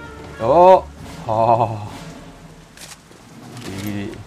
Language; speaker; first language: Japanese; non-native, learner; English